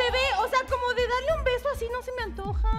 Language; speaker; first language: Spanish; native; Spanish